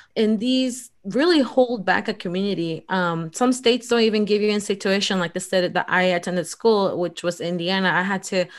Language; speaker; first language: English; early bilingual, other home language; Spanish